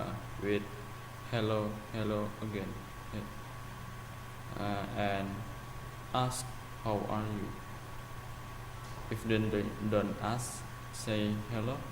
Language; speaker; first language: English; non-native, learner; Indonesian